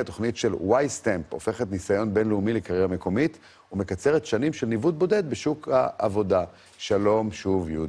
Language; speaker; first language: Hebrew; native; Hebrew